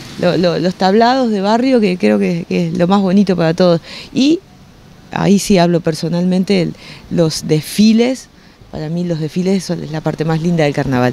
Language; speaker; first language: Spanish; native; Spanish